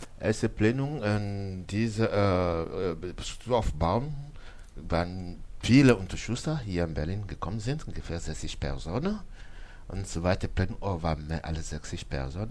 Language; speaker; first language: German; non-native, learner; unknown